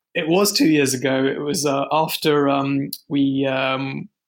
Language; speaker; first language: English; early bilingual, other home language; Hindi